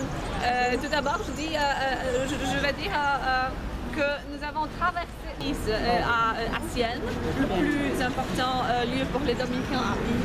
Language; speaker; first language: French; non-native, learner; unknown